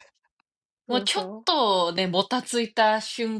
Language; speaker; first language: Japanese; native; Japanese